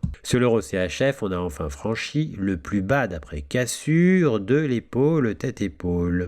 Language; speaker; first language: French; native; French